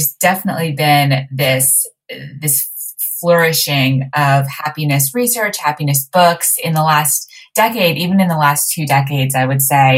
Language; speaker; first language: English; native; English